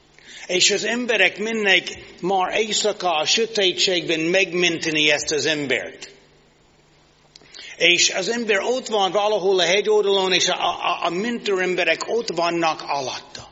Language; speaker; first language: Hungarian; non-native, fluent; English